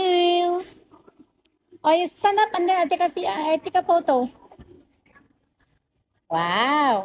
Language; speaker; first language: English; non-native, local second language; Filipino